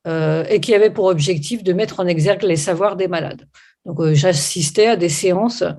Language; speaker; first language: French; native; French